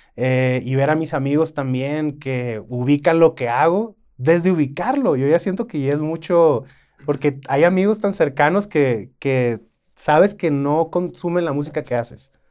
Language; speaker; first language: Spanish; native; Spanish